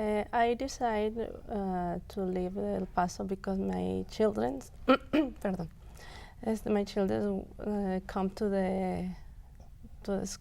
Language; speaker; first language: English; non-native, local second language; Spanish